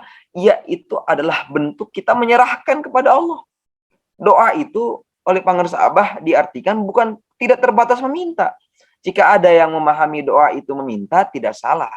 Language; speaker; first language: Indonesian; native; Indonesian